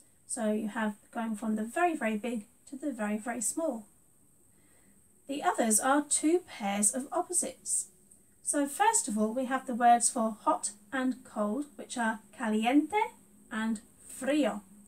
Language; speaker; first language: English; native; English